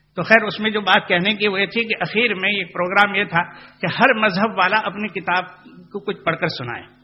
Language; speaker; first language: Urdu; non-native, local second language; Gujarati